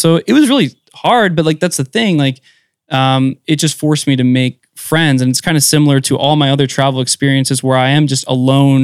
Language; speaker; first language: English; native; English